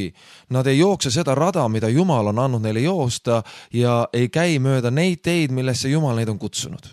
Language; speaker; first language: Estonian; native; Estonian